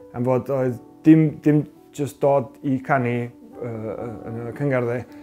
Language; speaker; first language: Welsh; early bilingual, heritage; Spanish